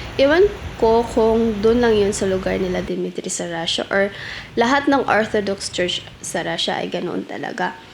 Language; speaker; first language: Filipino; native; Filipino